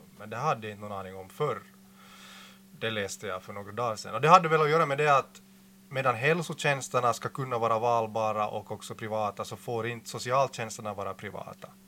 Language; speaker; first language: Swedish; native; Swedish